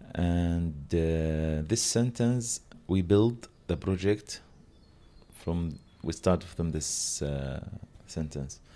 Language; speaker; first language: English; non-native, learner; Arabic